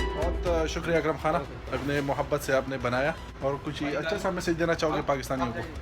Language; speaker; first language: Urdu; non-native, local second language; Pashto